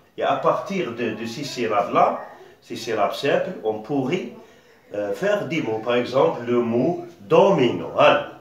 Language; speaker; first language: French; non-native, local second language; Arabic